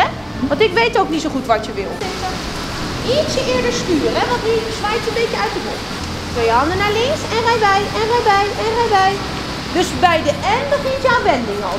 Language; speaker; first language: Dutch; native; Dutch